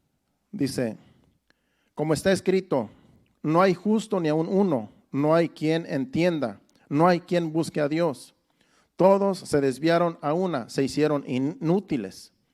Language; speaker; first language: Spanish; native; Spanish